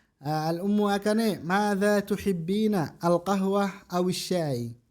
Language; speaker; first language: Arabic; non-native, fluent; Indonesian